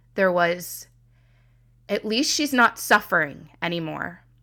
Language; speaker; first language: English; native; English